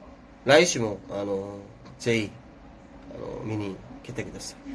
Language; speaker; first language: Japanese; non-native, fluent; Korean